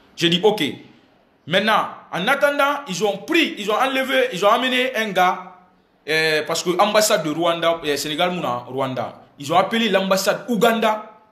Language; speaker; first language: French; non-native, local second language; Susu